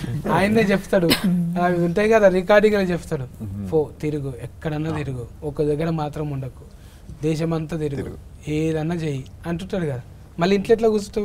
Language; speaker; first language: Telugu; native; Telugu